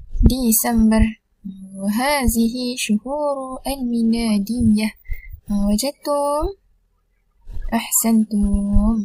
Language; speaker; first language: Arabic; non-native, learner; Malay